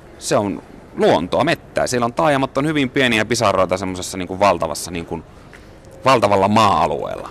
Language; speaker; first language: Finnish; native; Finnish